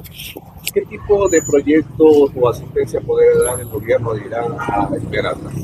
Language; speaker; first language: Spanish; native; Spanish